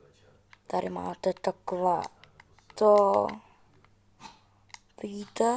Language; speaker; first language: Czech; native; Czech